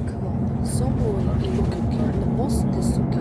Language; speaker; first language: Korean; non-native, learner; Mongolian